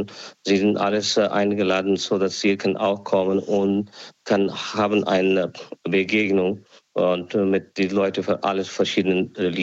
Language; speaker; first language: German; non-native, learner; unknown